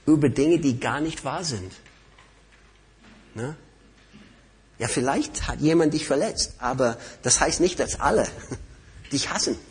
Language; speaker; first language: German; non-native, fluent; English